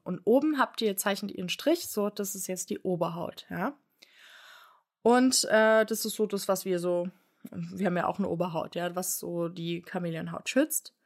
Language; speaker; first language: German; native; German